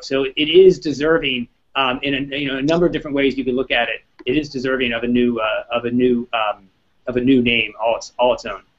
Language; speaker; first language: English; native; English